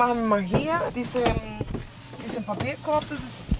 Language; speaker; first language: German; non-native, fluent; Spanish